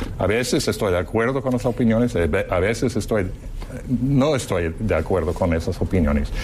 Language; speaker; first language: Spanish; non-native, fluent; English